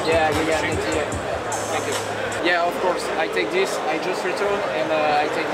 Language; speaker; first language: English; non-native, learner; French